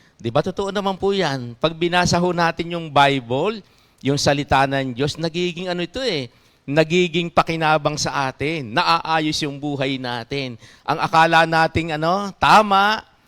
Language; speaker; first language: Filipino; native; Filipino